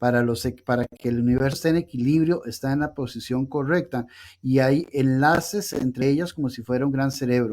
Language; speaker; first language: Spanish; native; Spanish